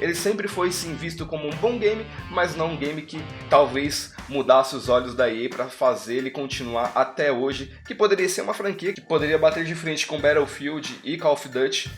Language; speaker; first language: Portuguese; native; Portuguese